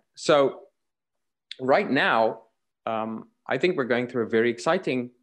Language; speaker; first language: English; native; English